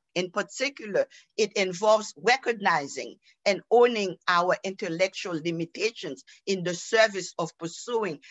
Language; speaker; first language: English; non-native, fluent; Haitian Creole